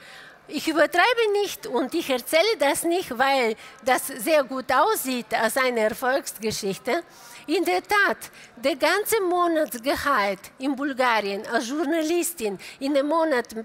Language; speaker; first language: German; non-native, fluent; Bulgarian